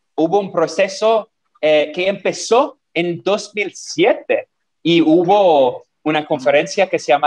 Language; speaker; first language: Spanish; non-native, fluent; English